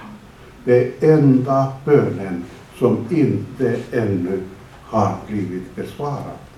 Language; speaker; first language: Swedish; non-native, fluent; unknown